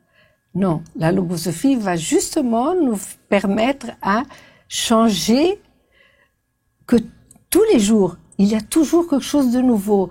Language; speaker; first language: French; non-native, fluent; Portuguese